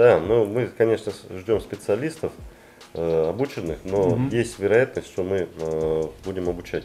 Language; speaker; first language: Russian; native; Russian